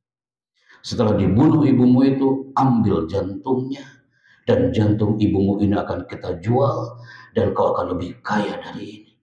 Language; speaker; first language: Indonesian; native; Indonesian